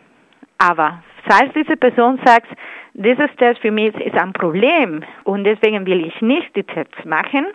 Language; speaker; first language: German; non-native, fluent; Spanish